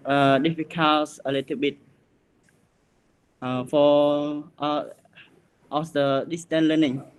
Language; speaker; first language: English; non-native, learner; Khmer